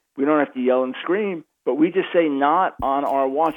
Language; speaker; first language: English; native; English